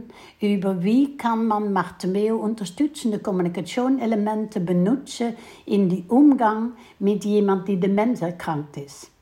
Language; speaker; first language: German; non-native, fluent; Dutch